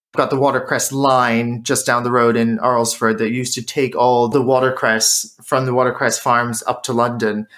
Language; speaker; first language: English; native; English